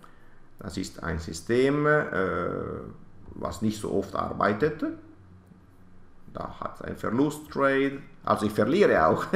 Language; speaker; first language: German; non-native, fluent; Italian